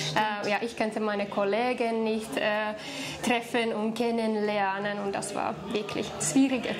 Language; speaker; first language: German; non-native, fluent; Finnish